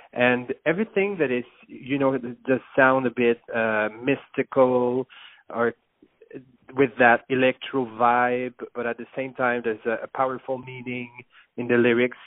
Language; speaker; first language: English; non-native, fluent; French